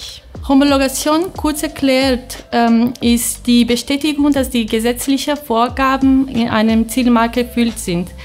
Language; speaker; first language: German; non-native, fluent; Portuguese